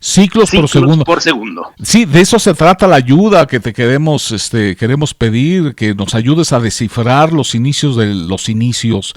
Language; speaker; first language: Spanish; native; Spanish